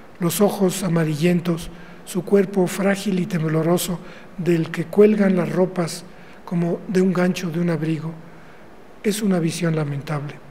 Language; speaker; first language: Spanish; native; Spanish